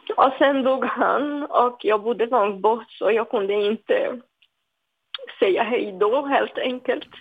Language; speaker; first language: Swedish; non-native, fluent; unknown